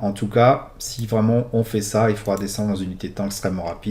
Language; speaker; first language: French; native; French